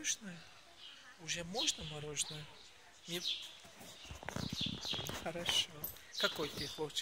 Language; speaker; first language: Russian; non-native, learner; Turkish